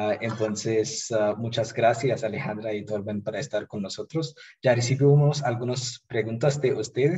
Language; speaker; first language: Spanish; non-native, fluent; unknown